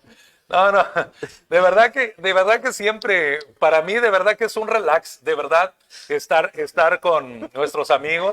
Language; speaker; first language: Spanish; native; Spanish